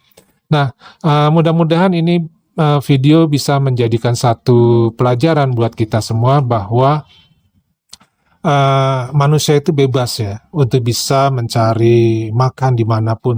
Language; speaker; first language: Indonesian; native; Indonesian